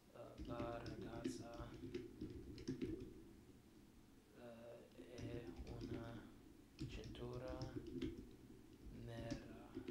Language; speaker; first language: Italian; non-native, learner; English